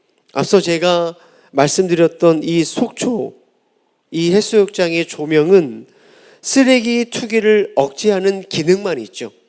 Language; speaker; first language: Korean; native; Korean